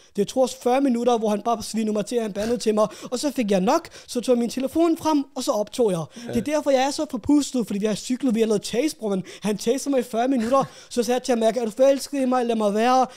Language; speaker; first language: Danish; early bilingual, other home language; Urdu